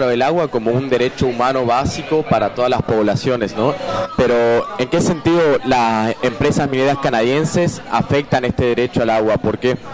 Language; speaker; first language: Spanish; native; Spanish